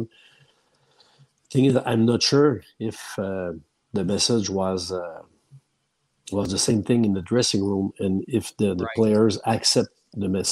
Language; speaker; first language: English; non-native, fluent; French